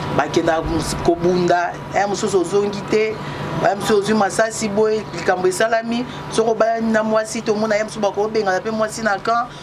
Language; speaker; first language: Lingala; native; Lingala